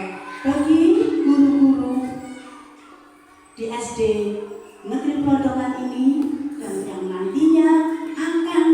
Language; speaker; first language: Indonesian; non-native, local second language; Javanese